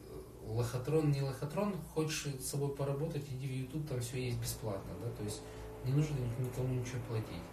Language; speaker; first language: Russian; native; Russian